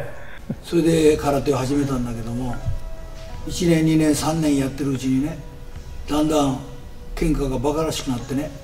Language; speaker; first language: Japanese; native; Japanese